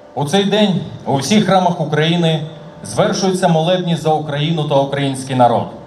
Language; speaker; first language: Ukrainian; native; Ukrainian